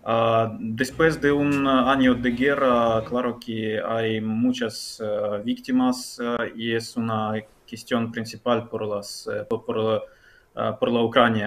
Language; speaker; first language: Spanish; non-native, fluent; Ukrainian